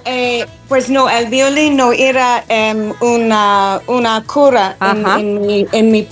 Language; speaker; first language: Spanish; non-native, fluent; English